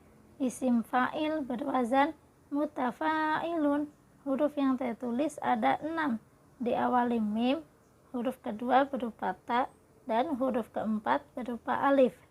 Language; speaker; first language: Indonesian; native; Indonesian